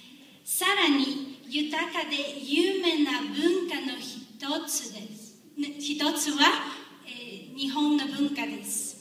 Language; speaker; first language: Japanese; non-native, learner; Spanish